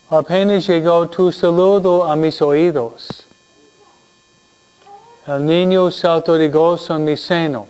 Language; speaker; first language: Spanish; non-native, fluent; English